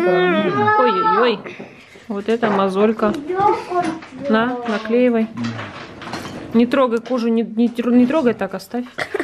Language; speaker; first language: Russian; native; Russian